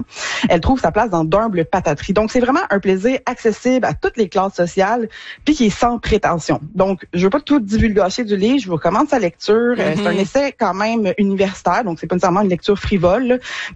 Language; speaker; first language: French; native; French